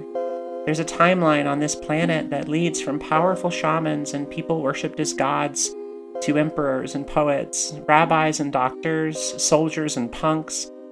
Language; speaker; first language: English; native; English